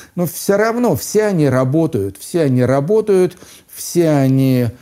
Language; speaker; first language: Russian; native; Russian